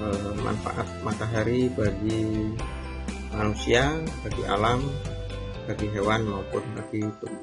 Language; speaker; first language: Indonesian; native; Indonesian